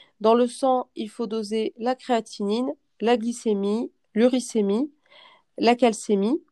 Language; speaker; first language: French; native; French